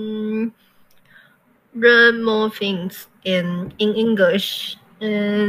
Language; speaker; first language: English; non-native, learner; Chinese